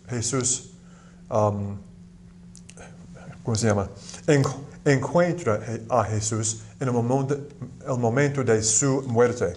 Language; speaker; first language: Spanish; non-native, fluent; English